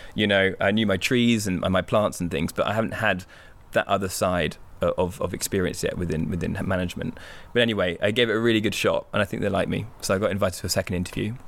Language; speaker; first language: English; native; English